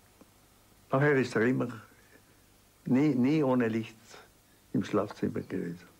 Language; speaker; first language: German; non-native, local second language; Italian